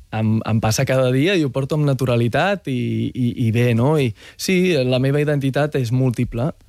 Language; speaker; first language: Catalan; early bilingual, other home language; Arabic